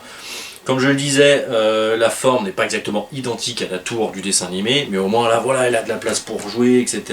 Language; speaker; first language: French; native; French